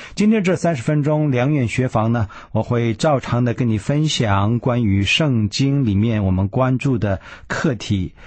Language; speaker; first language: Chinese; early bilingual, heritage; Chinese